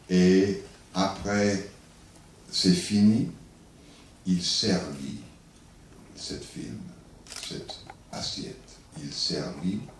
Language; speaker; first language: French; non-native, learner; English